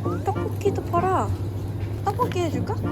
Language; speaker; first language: Korean; native; Korean